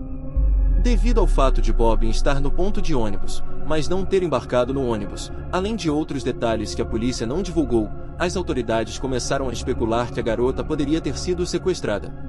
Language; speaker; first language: Portuguese; native; Portuguese